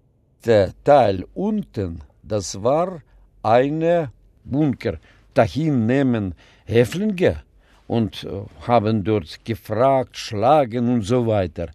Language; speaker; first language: German; non-native, learner; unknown